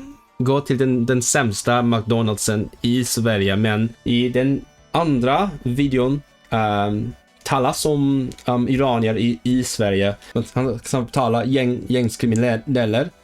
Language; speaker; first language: Swedish; non-native, learner; Cantonese